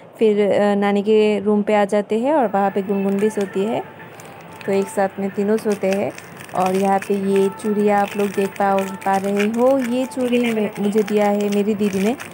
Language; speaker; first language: Hindi; non-native, local second language; Bangla